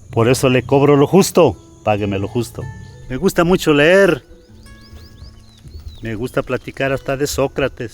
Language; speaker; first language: Spanish; native; Spanish